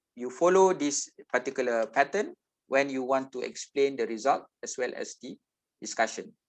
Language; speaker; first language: English; non-native, local second language; Malay